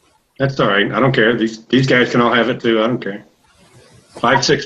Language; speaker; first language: English; native; English